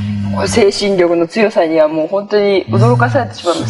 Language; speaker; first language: Japanese; native; Japanese